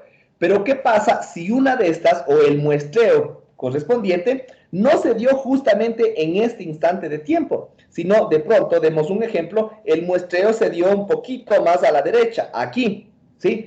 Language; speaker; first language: Spanish; native; Spanish